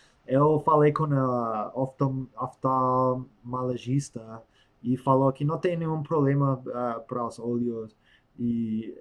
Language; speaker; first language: Portuguese; non-native, fluent; English